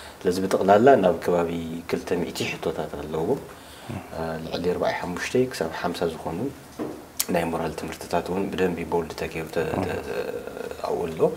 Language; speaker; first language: Tigrinya; native; Tigrinya